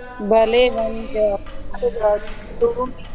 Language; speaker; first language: Persian; non-native, learner; Urdu